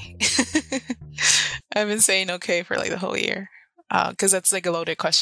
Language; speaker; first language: English; early bilingual, other home language; Spanish